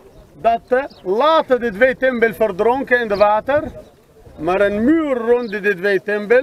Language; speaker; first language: Dutch; non-native, learner; Arabic